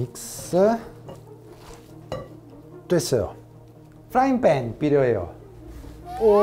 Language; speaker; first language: Korean; non-native, learner; Italian